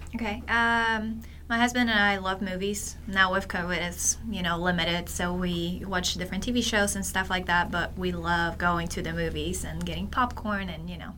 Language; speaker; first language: English; non-native, fluent; Polish